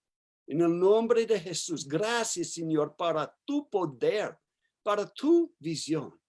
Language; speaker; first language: Spanish; non-native, learner; English